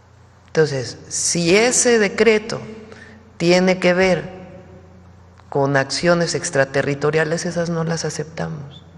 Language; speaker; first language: Spanish; native; Spanish